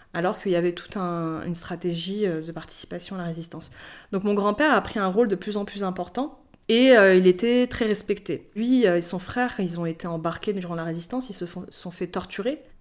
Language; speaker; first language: French; native; French